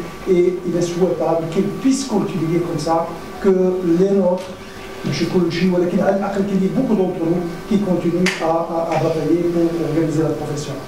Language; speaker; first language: French; non-native, local second language; Arabic